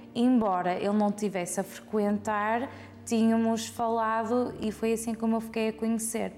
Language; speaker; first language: Portuguese; early bilingual, heritage; Portuguese